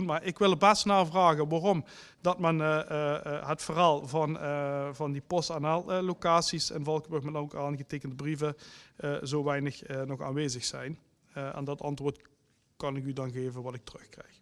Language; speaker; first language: Dutch; native; Dutch